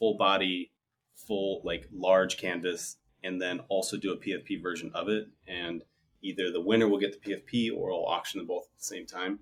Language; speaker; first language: English; native; English